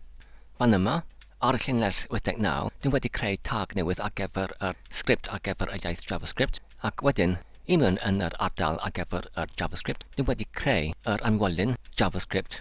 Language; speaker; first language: Welsh; non-native, learner; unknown